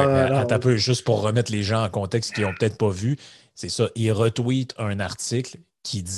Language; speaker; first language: French; native; French